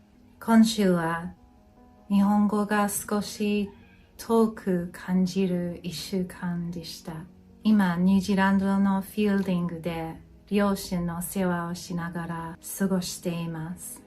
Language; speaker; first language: Japanese; non-native, fluent; English